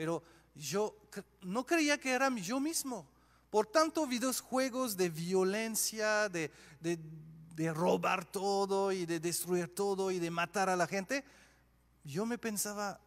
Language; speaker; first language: Spanish; non-native, fluent; French